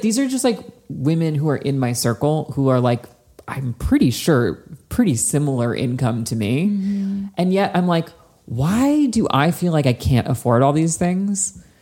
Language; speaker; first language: English; native; English